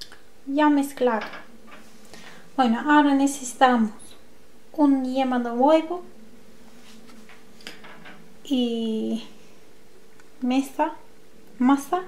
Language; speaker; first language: Spanish; non-native, learner; Turkish